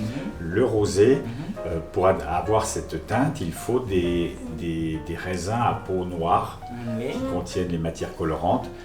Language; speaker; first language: French; native; French